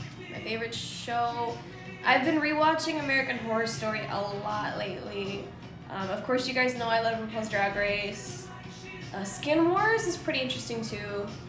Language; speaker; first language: English; early bilingual, other home language; Korean